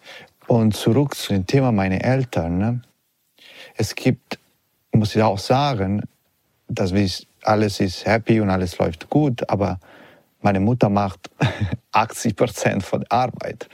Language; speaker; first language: German; non-native, learner; Italian